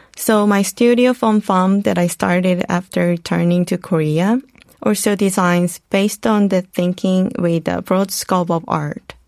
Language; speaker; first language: English; non-native, fluent; Korean